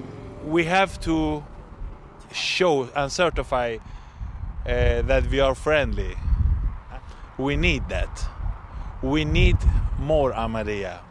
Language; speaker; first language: English; non-native, fluent; Persian